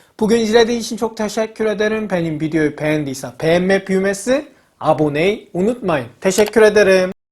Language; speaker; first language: Turkish; non-native, learner; Korean